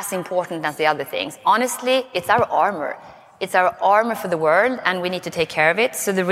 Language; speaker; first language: English; non-native, fluent; Swedish